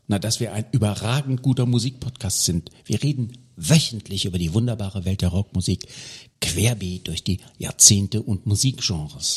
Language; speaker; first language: German; native; German